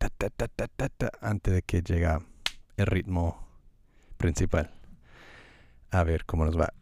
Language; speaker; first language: Spanish; non-native, fluent; English